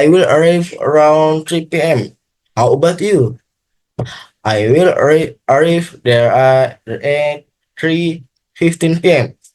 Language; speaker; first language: English; non-native, learner; Indonesian